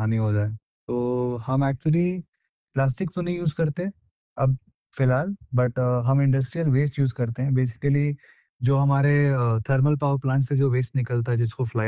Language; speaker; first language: Hindi; native; Hindi